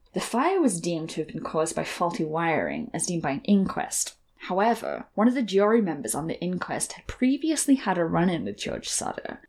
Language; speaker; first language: English; native; English